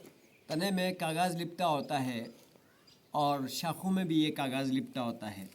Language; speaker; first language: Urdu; non-native, local second language; Shina